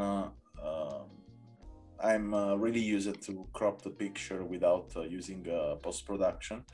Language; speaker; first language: English; non-native, learner; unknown